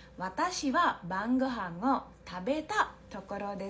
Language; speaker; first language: Japanese; non-native, fluent; Sinhala